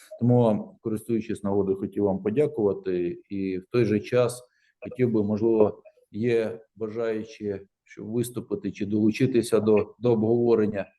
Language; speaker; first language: Ukrainian; native; Ukrainian